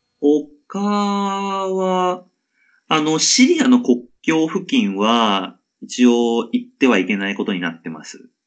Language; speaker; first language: Japanese; native; Japanese